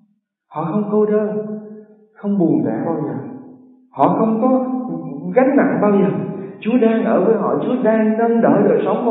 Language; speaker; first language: Vietnamese; native; Vietnamese